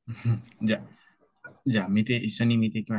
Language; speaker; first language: Japanese; non-native, fluent; Indonesian